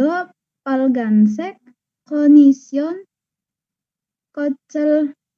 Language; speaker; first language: Korean; non-native, learner; Indonesian